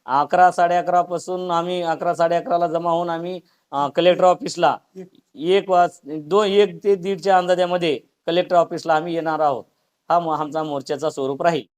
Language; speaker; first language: Marathi; native; Marathi